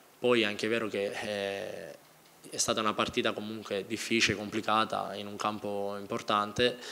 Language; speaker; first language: Italian; native; Italian